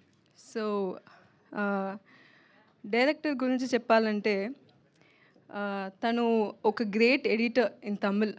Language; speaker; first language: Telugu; non-native, learner; Tamil